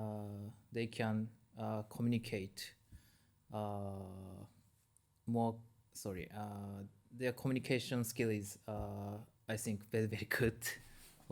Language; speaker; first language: English; non-native, learner; Japanese